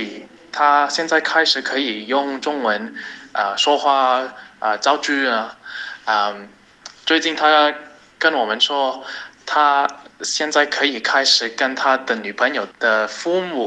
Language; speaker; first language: Chinese; non-native, fluent; English